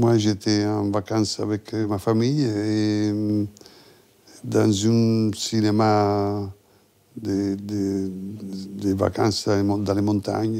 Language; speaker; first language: French; non-native, fluent; Italian